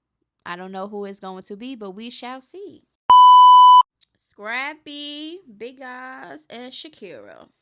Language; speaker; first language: English; native; English